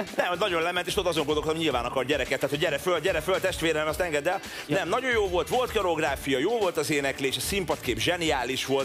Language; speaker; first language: Hungarian; native; Hungarian